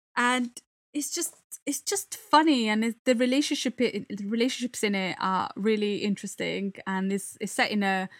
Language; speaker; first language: English; non-native, fluent; Italian